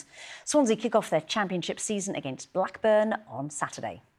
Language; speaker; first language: English; native; English